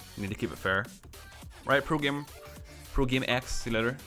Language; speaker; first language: English; native; English